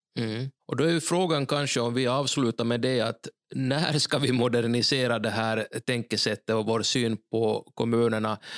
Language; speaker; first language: Swedish; native; Swedish